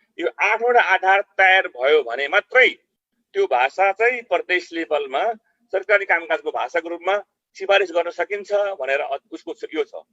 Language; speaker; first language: Nepali; non-native, local second language; Eastern Tamang